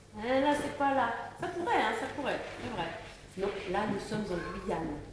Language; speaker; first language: French; native; French